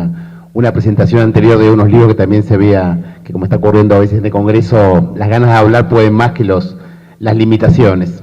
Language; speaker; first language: Spanish; native; Spanish